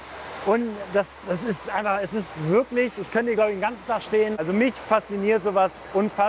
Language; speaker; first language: German; native; German